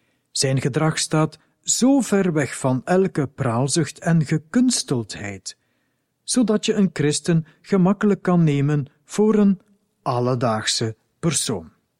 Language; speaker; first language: Dutch; native; Dutch